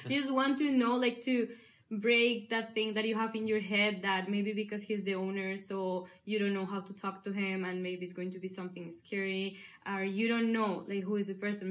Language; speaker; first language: English; non-native, learner; Spanish